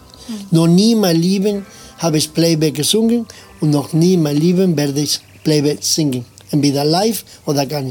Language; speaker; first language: German; non-native, fluent; Spanish